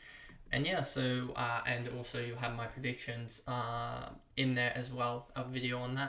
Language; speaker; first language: English; native; English